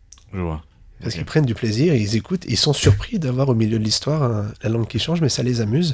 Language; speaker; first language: French; native; French